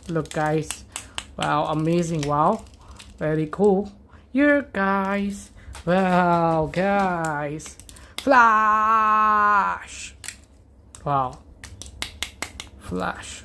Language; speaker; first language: English; non-native, learner; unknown